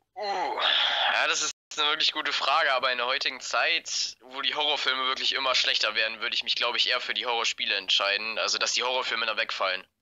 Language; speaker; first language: German; native; German